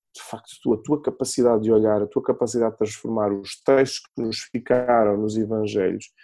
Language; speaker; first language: Portuguese; native; Portuguese